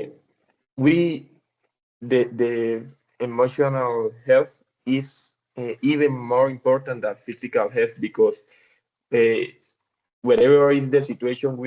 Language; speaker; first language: English; non-native, learner; Spanish